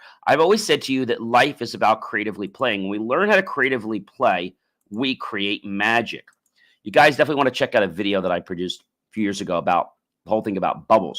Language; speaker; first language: English; native; English